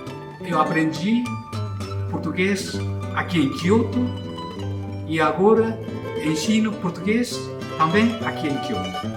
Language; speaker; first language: Portuguese; non-native, learner; Japanese